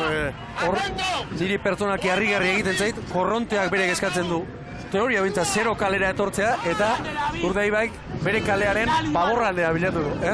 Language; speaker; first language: Basque; native; Basque